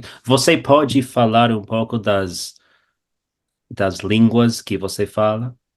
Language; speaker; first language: Portuguese; non-native, fluent; English